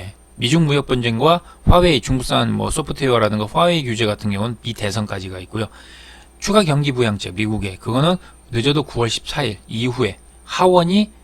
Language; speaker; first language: Korean; native; Korean